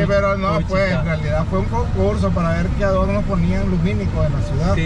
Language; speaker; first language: Spanish; native; Spanish